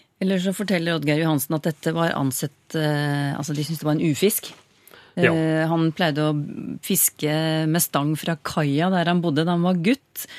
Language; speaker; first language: Norwegian; native; Norwegian